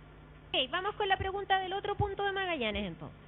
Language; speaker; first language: Spanish; native; Spanish